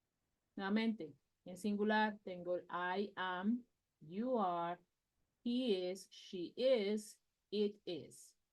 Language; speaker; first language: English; non-native, fluent; Spanish